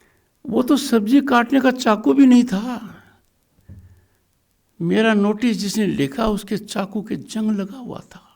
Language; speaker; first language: Hindi; native; Hindi